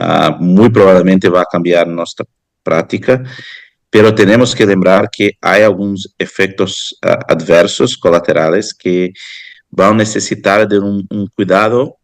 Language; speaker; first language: Spanish; non-native, fluent; Portuguese